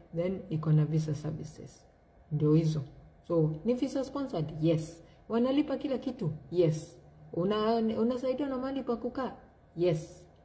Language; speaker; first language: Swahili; native; Swahili